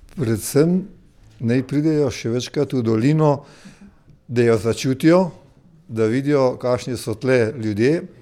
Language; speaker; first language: Slovenian; native; Slovenian